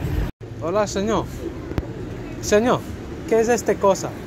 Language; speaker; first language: Spanish; non-native, learner; English